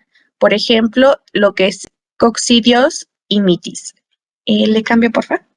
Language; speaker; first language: Spanish; native; Spanish